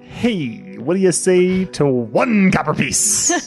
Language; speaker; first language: English; native; English